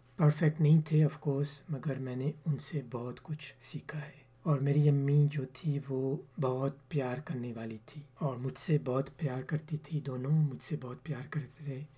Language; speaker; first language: Urdu; early bilingual, heritage; Urdu